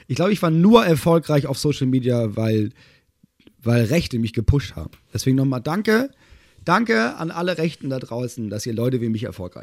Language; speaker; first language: German; native; German